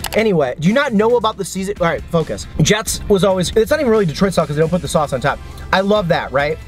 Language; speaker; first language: English; native; English